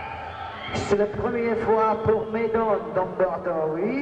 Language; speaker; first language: French; non-native, learner; English